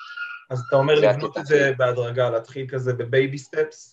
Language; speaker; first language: Hebrew; native; Hebrew